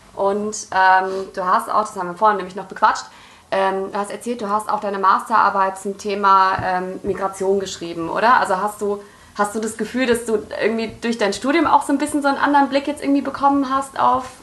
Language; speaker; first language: German; native; German